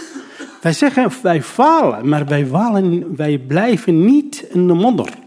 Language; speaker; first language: Dutch; non-native, learner; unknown